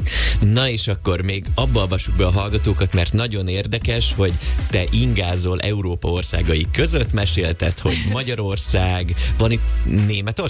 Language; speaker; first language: Hungarian; native; Hungarian